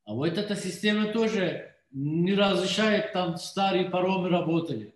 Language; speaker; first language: Russian; non-native, learner; Turkish